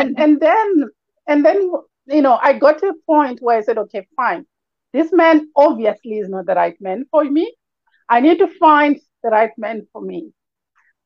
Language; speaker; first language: English; non-native, local second language; Shona